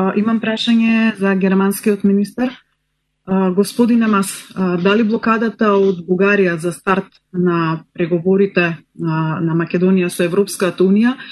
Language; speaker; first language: Macedonian; native; Macedonian